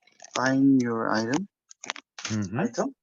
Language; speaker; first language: English; non-native, learner; Korean